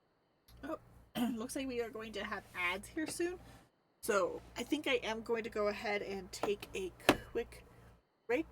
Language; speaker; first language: English; native; English